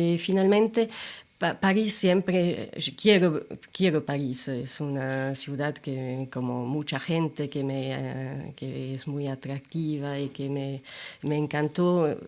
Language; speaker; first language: Spanish; non-native, fluent; German